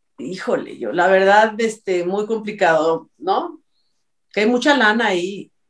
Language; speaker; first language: Spanish; native; Spanish